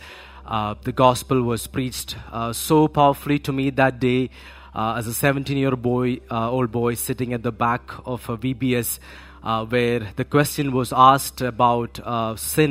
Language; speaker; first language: English; non-native, local second language; Malayalam